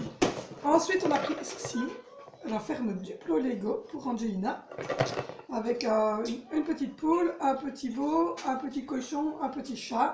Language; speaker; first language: French; native; French